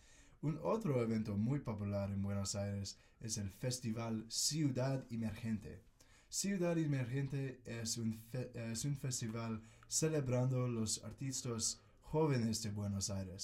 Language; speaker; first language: Spanish; non-native, learner; English